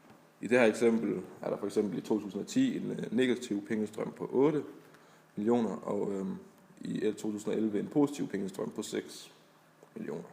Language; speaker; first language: Danish; native; Danish